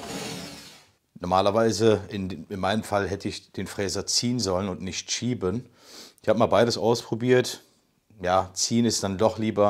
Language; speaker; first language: German; native; German